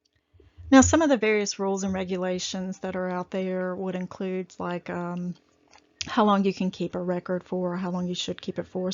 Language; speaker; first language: English; native; English